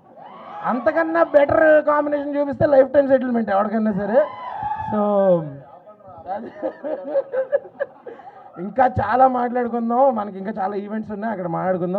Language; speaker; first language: Telugu; native; Telugu